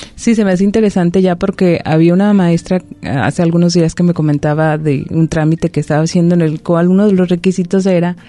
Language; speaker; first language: Spanish; non-native, local second language; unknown